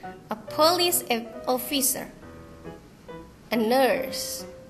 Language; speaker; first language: English; non-native, fluent; Indonesian